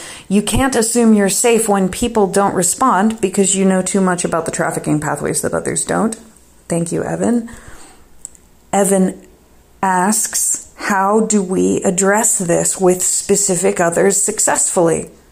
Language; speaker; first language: English; native; English